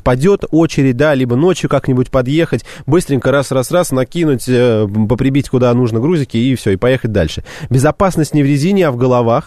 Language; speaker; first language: Russian; native; Russian